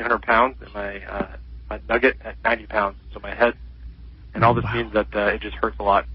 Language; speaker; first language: English; native; English